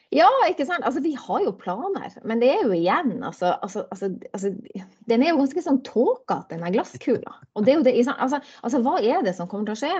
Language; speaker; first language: Norwegian; native; Norwegian